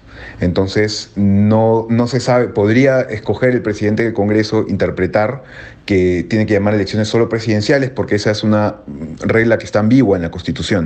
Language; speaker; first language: Spanish; native; Spanish